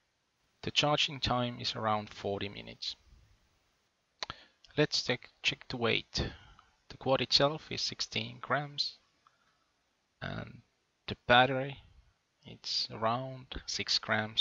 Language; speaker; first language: English; non-native, fluent; Finnish